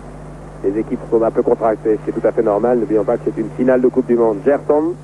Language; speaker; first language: French; native; French